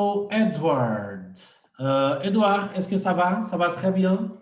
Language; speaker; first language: French; non-native, fluent; Portuguese